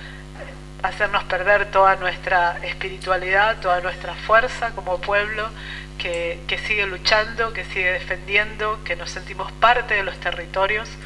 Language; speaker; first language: Spanish; native; Spanish